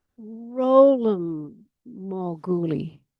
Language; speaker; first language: Irish; non-native, learner; English